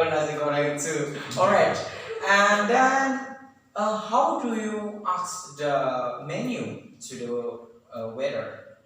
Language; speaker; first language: English; non-native, learner; Indonesian